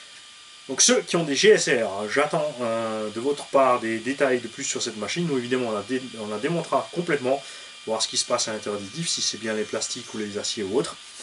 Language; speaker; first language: French; native; French